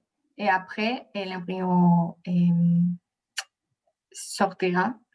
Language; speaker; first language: French; non-native, fluent; Spanish